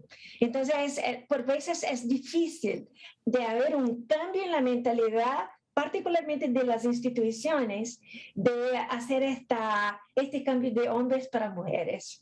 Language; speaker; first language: Spanish; non-native, fluent; Portuguese